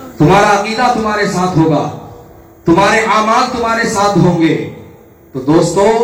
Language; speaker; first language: Urdu; native; Urdu